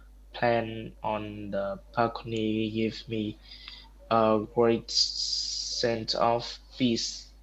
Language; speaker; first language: English; non-native, learner; Vietnamese